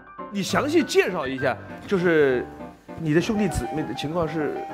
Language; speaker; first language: Chinese; native; Chinese